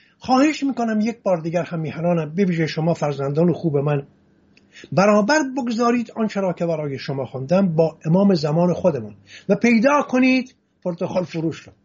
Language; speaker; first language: Persian; non-native, local second language; Assyrian Neo-Aramaic